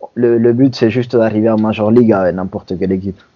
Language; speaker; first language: French; non-native, fluent; Spanish